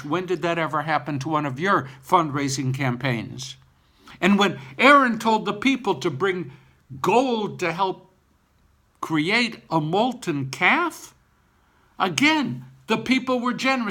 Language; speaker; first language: English; native; English